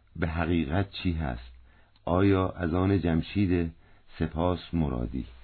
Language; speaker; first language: Persian; native; Persian